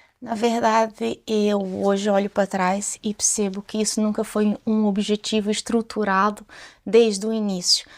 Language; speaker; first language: Portuguese; native; Portuguese